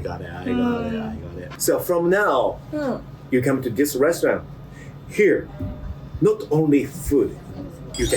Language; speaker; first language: English; non-native, learner; Japanese